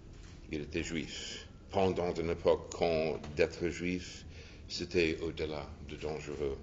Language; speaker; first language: French; non-native, fluent; English